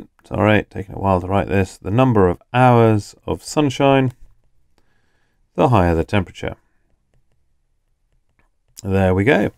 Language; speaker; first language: English; native; English